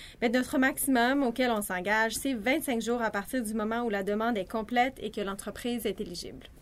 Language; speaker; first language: French; native; French